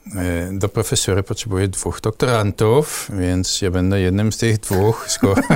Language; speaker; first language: Polish; non-native, fluent; Dutch